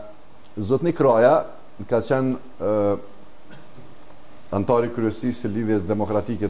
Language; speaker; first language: Albanian; native; Albanian